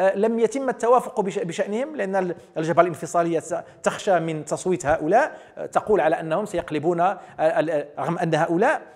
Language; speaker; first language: Arabic; native; Arabic